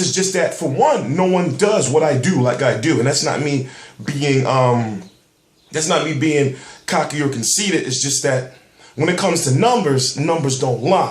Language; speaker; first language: English; native; English